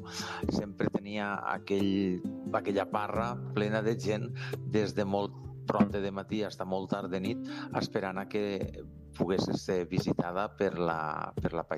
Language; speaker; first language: Catalan; native; Catalan